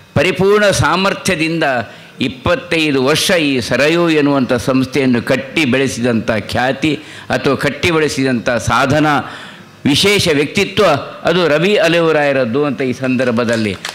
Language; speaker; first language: Kannada; non-native, local second language; Tulu